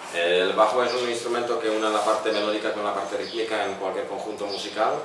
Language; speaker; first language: Spanish; non-native, fluent; Czech